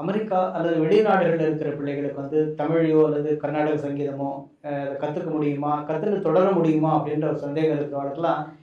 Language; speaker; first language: Tamil; native; Tamil